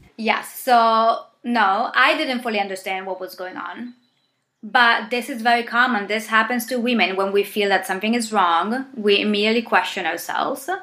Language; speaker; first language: English; non-native, fluent; Italian